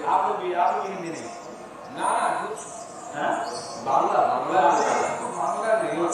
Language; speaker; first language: Hindi; non-native, learner; Bangla